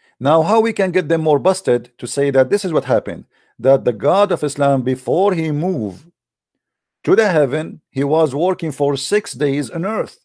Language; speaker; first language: English; non-native, fluent; Arabic